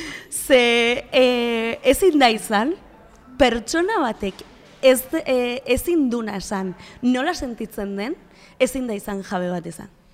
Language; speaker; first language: Basque; non-native, local second language; Spanish